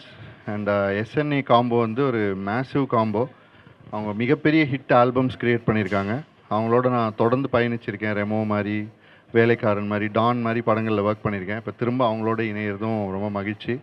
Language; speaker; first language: Tamil; native; Tamil